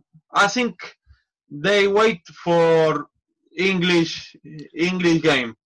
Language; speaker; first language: English; non-native, learner; Spanish